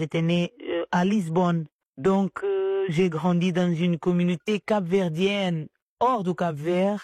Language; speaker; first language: French; non-native, fluent; Portuguese